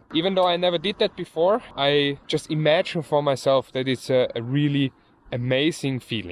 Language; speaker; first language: English; non-native, fluent; German